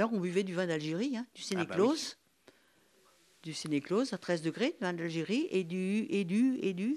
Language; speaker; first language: French; native; French